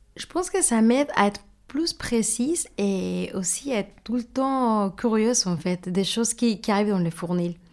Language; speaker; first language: French; non-native, fluent; Spanish